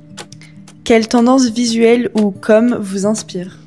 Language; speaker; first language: French; native; French